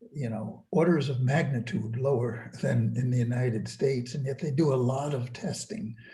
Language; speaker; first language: English; native; English